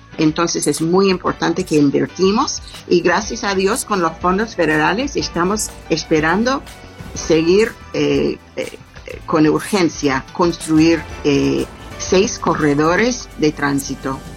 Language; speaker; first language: Spanish; non-native, learner; English